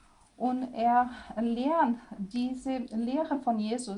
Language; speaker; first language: German; non-native, learner; Portuguese